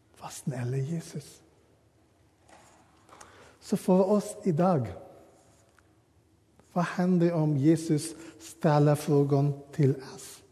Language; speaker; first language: Swedish; non-native, learner; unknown